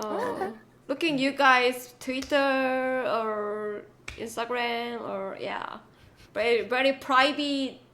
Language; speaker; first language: English; non-native, learner; Korean